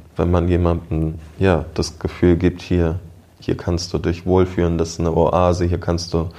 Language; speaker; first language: German; native; German